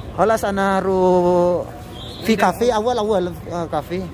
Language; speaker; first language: Arabic; non-native, learner; Indonesian